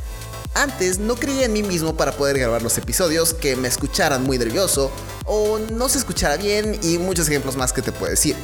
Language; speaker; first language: Spanish; native; Spanish